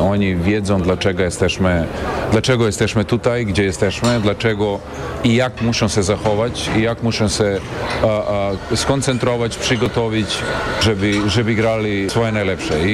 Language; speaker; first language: Polish; non-native, fluent; Serbian